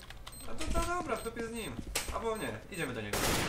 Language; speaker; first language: Polish; native; Polish